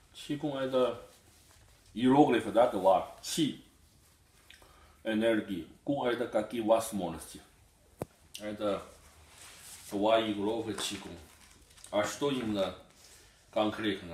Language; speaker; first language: Russian; non-native, learner; Chinese